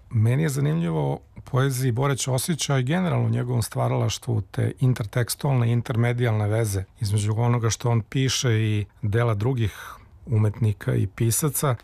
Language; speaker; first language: Serbian; native; Serbian